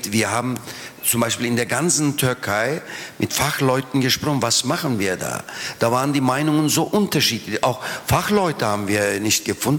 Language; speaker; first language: German; non-native, fluent; Turkish